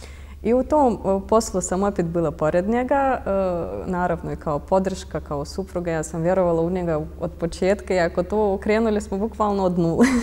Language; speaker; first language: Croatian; non-native, fluent; Russian